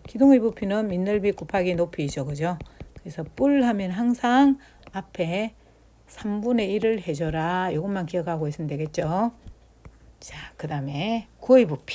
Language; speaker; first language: Korean; native; Korean